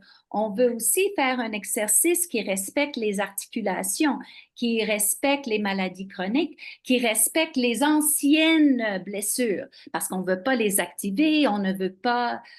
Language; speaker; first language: French; non-native, local second language; English